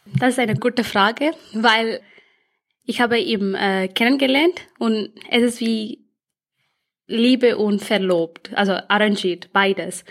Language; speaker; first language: German; early bilingual, other home language; Tamil